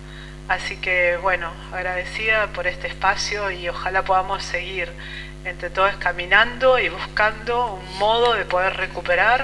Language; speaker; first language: Spanish; native; Spanish